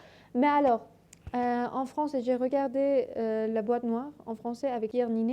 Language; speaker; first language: French; non-native, learner; Persian